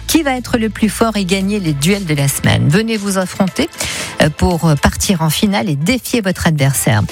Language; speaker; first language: French; native; French